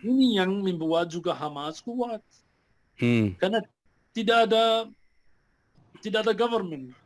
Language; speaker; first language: Indonesian; non-native, fluent; Arabic